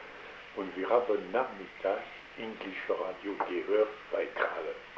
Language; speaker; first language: German; non-native, learner; French